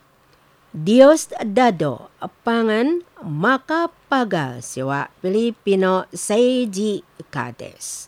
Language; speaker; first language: Japanese; non-native, learner; Indonesian